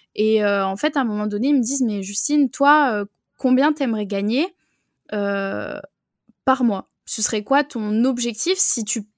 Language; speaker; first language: French; native; French